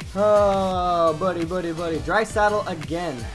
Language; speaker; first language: English; native; English